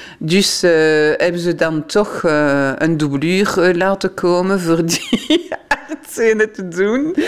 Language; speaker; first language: Dutch; non-native, local second language; French